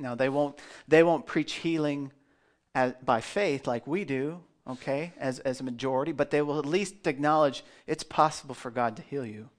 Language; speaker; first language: English; native; English